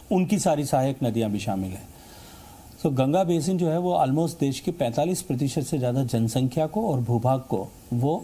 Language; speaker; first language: Hindi; native; Hindi